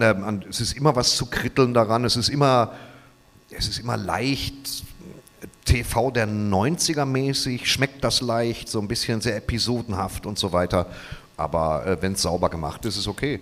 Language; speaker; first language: German; native; German